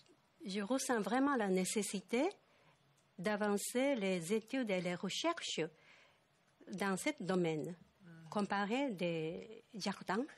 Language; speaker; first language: French; non-native, fluent; Japanese